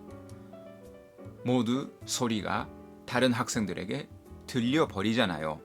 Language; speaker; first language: Korean; non-native, fluent; Japanese